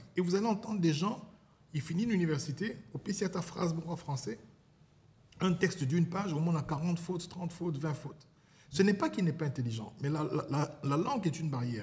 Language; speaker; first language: French; non-native, local second language; Lingala